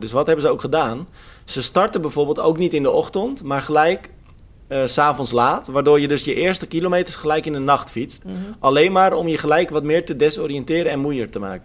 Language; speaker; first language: Dutch; native; Dutch